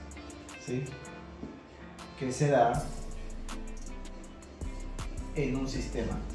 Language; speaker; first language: Spanish; native; Spanish